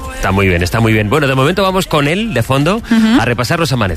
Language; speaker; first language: Spanish; native; Spanish